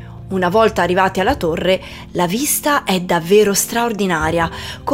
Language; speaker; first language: Italian; native; Italian